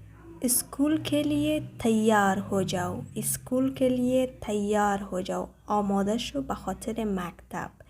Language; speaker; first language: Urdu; non-native, fluent; Persian